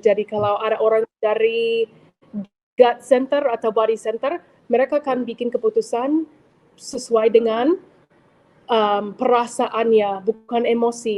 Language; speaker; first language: Indonesian; non-native, fluent; English